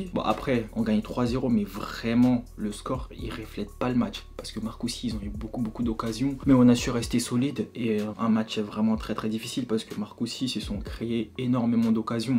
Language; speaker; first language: French; native; French